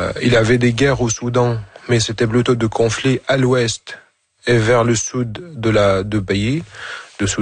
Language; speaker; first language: French; non-native, fluent; Arabic